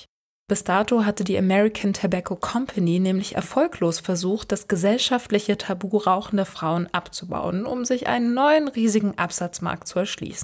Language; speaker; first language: German; native; German